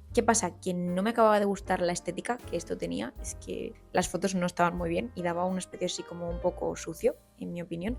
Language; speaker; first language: Spanish; native; Spanish